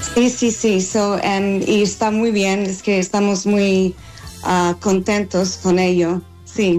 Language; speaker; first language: Spanish; non-native, learner; English